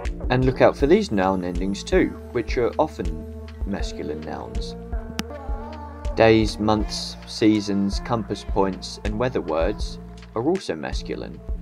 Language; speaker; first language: English; native; English